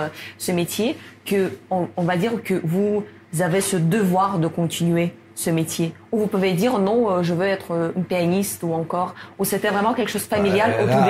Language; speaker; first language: French; non-native, fluent; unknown